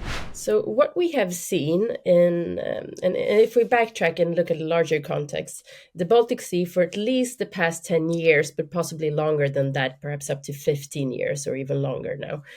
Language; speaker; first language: English; non-native, fluent; Swedish